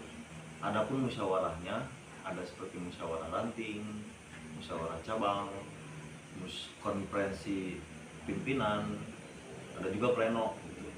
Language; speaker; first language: Indonesian; native; Indonesian